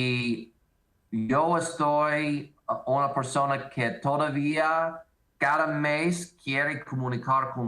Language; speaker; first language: Spanish; non-native, learner; English